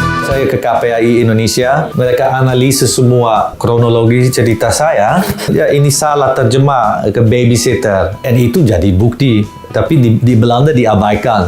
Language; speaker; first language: Indonesian; non-native, fluent; Dutch